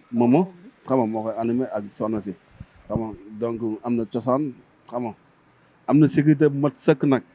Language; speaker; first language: Wolof; native; Wolof